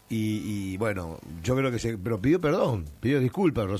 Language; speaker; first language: Spanish; native; Spanish